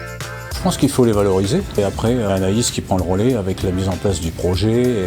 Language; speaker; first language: French; native; French